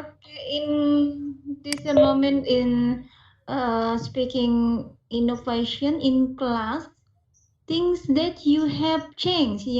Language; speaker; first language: English; non-native, learner; Indonesian